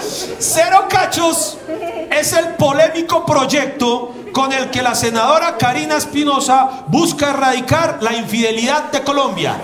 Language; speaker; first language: Spanish; native; Spanish